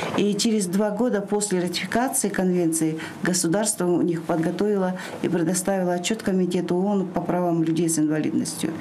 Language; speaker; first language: Russian; non-native, local second language; Kyrgyz